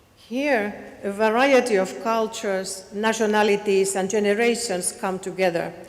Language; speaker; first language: English; non-native, fluent; Finnish